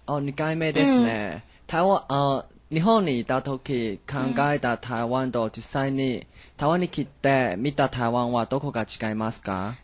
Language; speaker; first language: Japanese; non-native, learner; Chinese